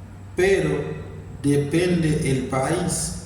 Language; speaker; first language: Spanish; non-native, fluent; Haitian Creole